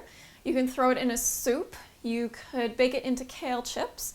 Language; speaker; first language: English; native; English